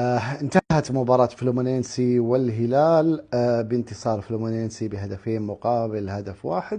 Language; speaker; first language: Arabic; native; Arabic